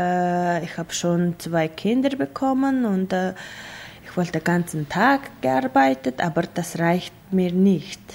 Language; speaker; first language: German; non-native, learner; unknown